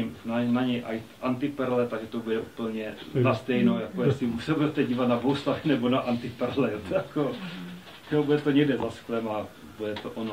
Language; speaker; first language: Czech; native; Czech